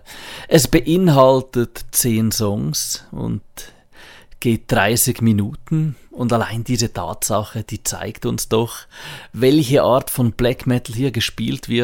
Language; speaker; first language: German; native; German